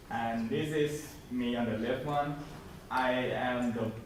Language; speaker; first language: English; non-native, learner; Thai